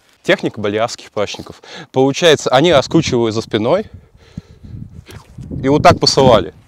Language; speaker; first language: Russian; native; Russian